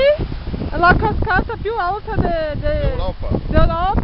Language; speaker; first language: Italian; non-native, learner; Portuguese